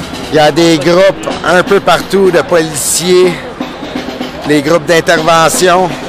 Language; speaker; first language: French; native; French